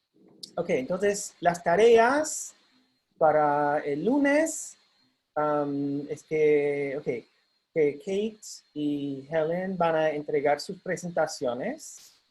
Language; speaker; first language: Spanish; non-native, fluent; English